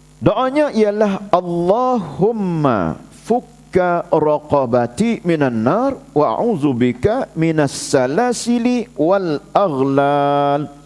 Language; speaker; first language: Malay; native; Malay